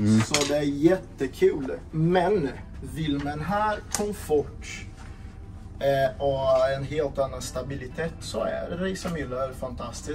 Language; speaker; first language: Swedish; non-native, fluent; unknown